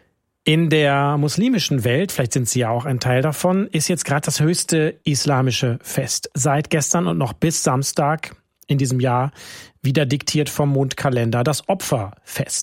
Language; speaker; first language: German; native; German